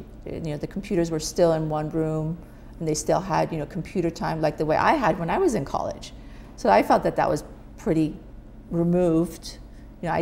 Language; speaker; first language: English; non-native, fluent; Persian